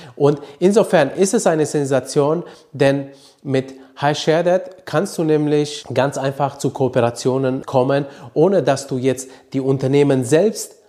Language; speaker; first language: German; early bilingual, other home language; Romanian